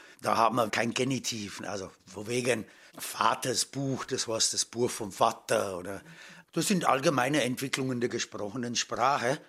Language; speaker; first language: German; native; German